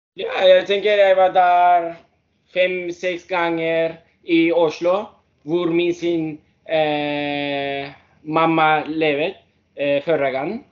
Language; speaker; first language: Norwegian; early bilingual, heritage; Norwegian